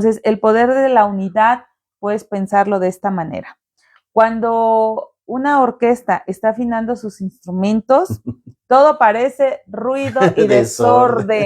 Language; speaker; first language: Spanish; native; Spanish